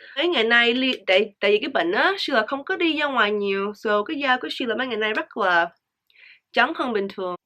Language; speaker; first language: Vietnamese; early bilingual, heritage; Vietnamese